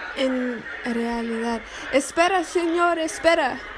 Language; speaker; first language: Spanish; non-native, learner; Portuguese